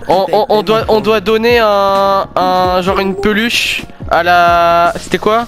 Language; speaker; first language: French; native; French